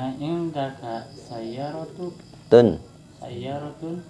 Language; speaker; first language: Arabic; non-native, learner; Indonesian